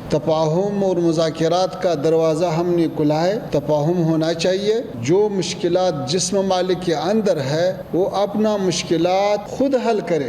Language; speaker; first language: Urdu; non-native, fluent; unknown